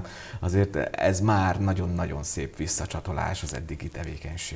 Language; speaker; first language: Hungarian; native; Hungarian